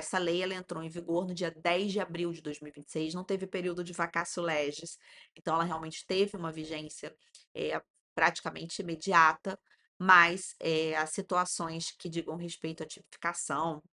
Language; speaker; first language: Portuguese; native; Portuguese